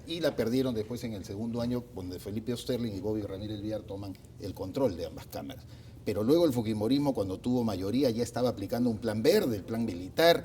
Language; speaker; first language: Spanish; native; Spanish